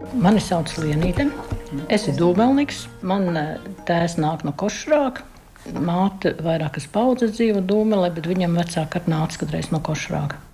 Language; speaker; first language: Latvian; native; Latvian